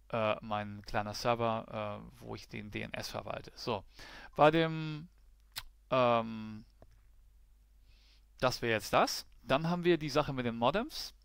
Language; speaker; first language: German; native; German